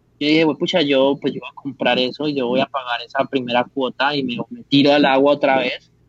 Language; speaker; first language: Spanish; native; Spanish